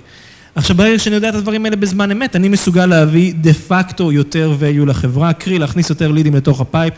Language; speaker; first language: Hebrew; native; Hebrew